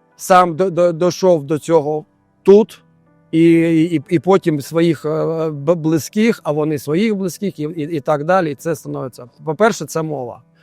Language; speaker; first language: Ukrainian; non-native, local second language; Russian